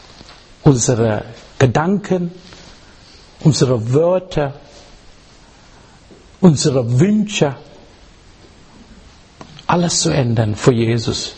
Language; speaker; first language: German; non-native, learner; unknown